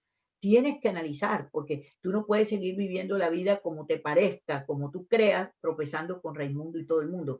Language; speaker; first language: Spanish; native; Spanish